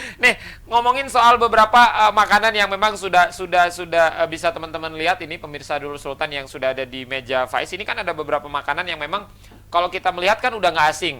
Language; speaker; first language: Indonesian; native; Indonesian